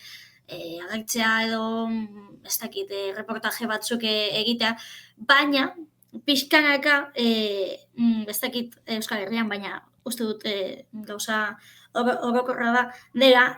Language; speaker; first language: Basque; non-native, fluent; Catalan